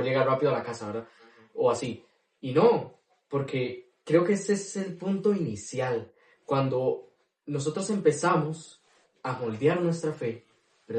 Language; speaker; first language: Spanish; native; Spanish